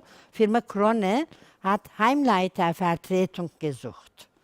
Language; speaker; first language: German; non-native, learner; Turkish